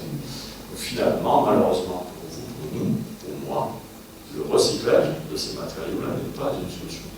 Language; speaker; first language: French; native; French